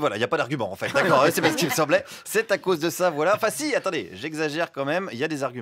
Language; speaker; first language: French; native; French